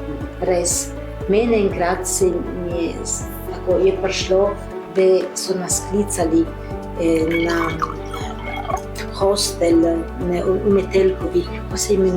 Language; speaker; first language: Slovenian; early bilingual, heritage; Slovenian